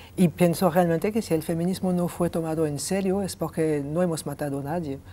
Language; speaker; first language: Spanish; non-native, fluent; French